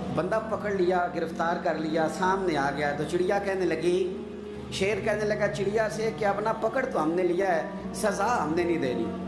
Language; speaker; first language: Urdu; non-native, local second language; Punjabi